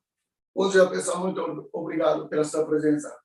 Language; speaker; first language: Portuguese; non-native, learner; Japanese